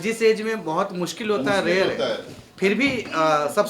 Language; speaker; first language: Hindi; native; Hindi